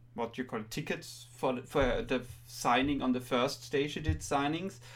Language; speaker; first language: English; non-native, fluent; German